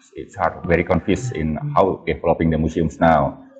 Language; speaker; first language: English; non-native, fluent; Indonesian